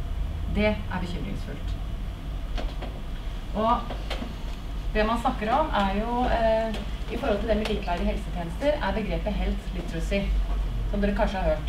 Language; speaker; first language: Norwegian; native; Norwegian